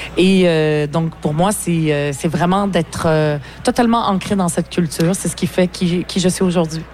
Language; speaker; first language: French; early bilingual, other home language; Arabic